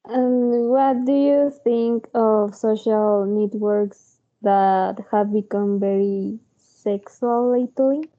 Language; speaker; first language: English; non-native, learner; Spanish